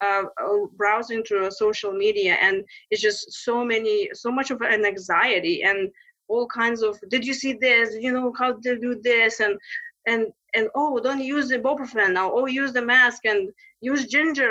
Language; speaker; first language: English; non-native, fluent; Lithuanian